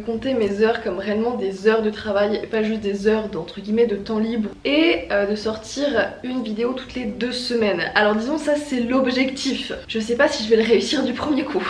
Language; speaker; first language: French; native; French